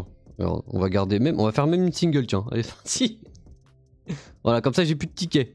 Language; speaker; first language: French; native; French